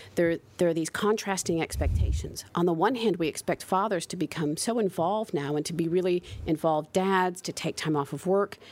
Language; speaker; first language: English; native; English